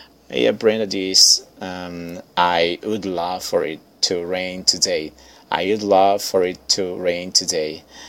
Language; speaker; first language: English; non-native, fluent; Portuguese